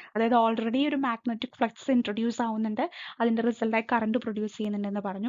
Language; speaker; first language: Malayalam; native; Malayalam